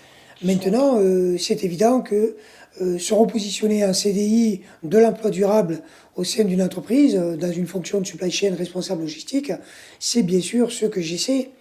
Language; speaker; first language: French; native; French